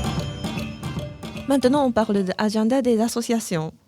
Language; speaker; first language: French; non-native, fluent; Japanese